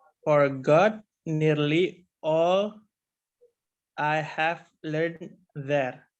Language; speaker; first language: English; non-native, learner; Indonesian